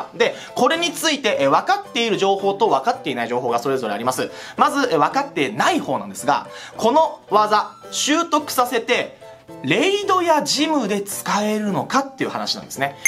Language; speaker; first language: Japanese; native; Japanese